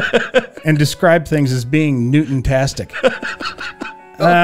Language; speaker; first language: English; native; English